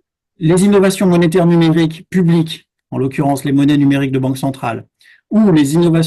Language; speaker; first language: French; native; French